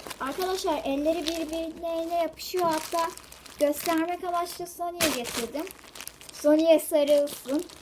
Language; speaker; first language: Turkish; native; Turkish